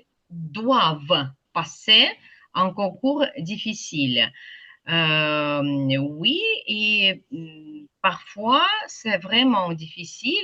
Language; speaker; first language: French; non-native, fluent; Ukrainian